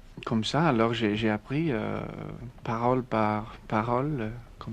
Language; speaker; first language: French; non-native, learner; English